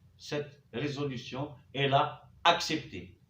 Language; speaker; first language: French; non-native, local second language; Arabic